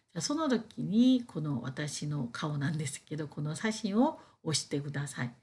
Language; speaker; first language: Japanese; non-native, fluent; Korean